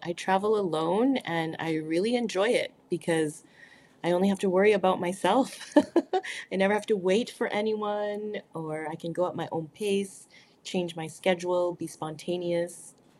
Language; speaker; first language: English; native; English